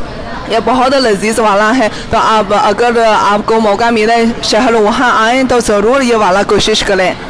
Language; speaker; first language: Hindi; non-native, fluent; Chinese